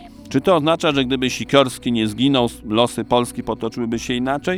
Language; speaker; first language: Polish; native; Polish